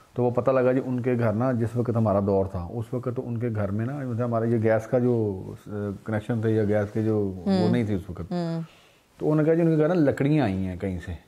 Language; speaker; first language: Urdu; native; Urdu